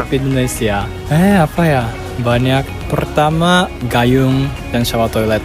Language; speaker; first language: Indonesian; non-native, learner; Japanese